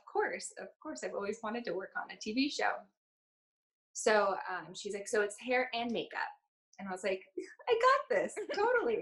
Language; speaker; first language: English; native; English